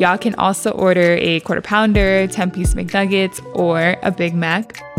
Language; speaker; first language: English; early bilingual, other home language; Spanish